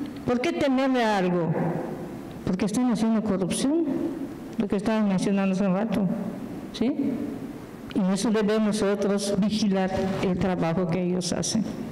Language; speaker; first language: Spanish; non-native, local second language; Yucateco